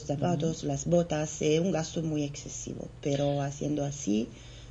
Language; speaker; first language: Spanish; non-native, fluent; Italian